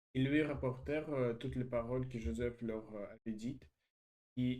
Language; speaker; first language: French; non-native, learner; Russian